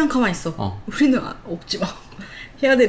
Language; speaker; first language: Korean; non-native, learner; Japanese